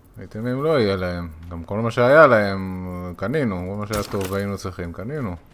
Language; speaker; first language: Hebrew; native; Hebrew